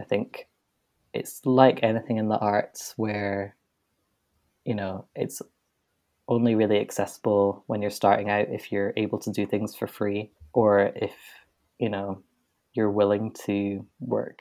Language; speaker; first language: English; native; English